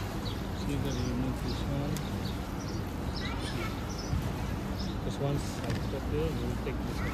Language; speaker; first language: English; non-native, learner; Filipino